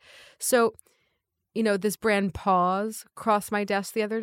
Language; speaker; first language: English; native; English